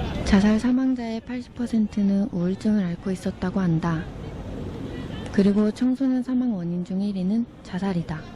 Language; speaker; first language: Korean; native; Korean